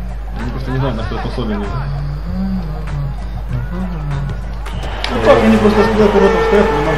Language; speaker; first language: Russian; native; Russian